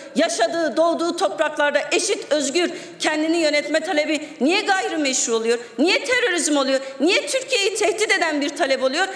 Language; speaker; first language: Turkish; non-native, local second language; Kurdish